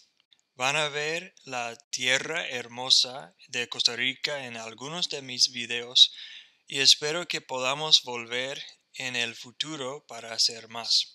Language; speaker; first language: Spanish; non-native, fluent; English